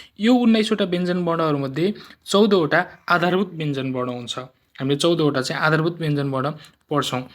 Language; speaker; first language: Nepali; native; Nepali